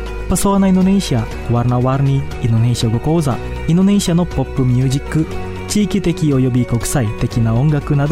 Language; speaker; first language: Japanese; non-native, fluent; Indonesian